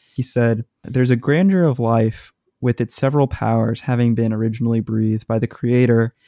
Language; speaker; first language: English; native; English